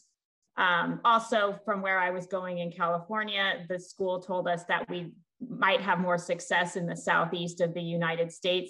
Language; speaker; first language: English; native; English